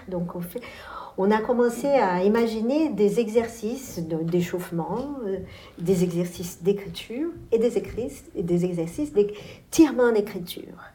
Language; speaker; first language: French; non-native, fluent; Portuguese